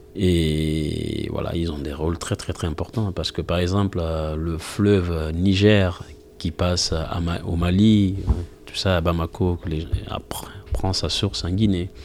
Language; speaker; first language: French; non-native, local second language; Mandingo